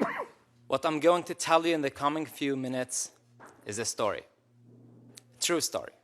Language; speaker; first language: English; non-native, local second language; Arabic